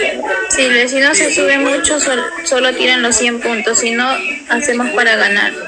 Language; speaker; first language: Spanish; native; Spanish